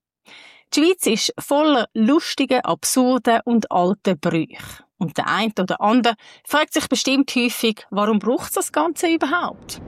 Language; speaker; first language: German; native; German